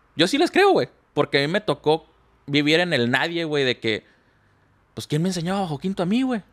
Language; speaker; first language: Spanish; native; Spanish